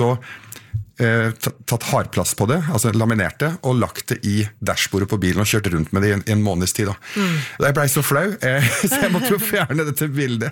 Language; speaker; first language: Norwegian; early bilingual, other home language; Arabic